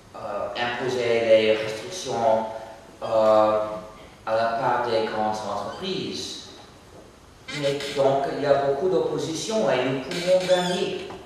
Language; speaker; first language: French; non-native, fluent; English